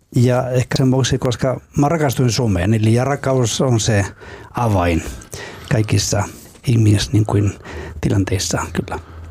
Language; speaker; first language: Finnish; non-native, fluent; Spanish